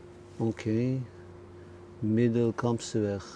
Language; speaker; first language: Dutch; non-native, fluent; Turkish